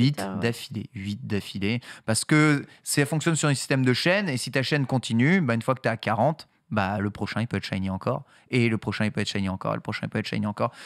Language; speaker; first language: French; native; French